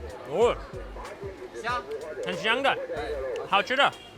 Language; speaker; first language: Chinese; non-native, fluent; English